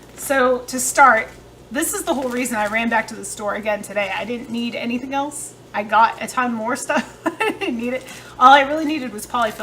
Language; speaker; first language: English; native; English